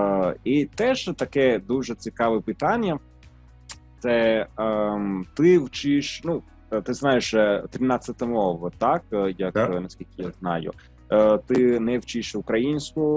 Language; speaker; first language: Ukrainian; non-native, fluent; Italian